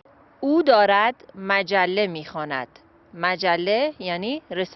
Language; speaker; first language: Persian; non-native, fluent; Urdu